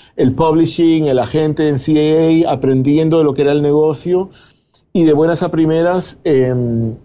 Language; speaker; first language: Spanish; native; Spanish